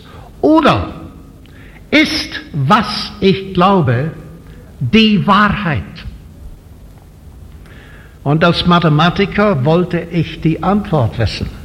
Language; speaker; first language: German; non-native, fluent; English